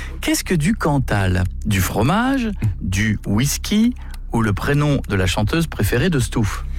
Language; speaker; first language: French; native; French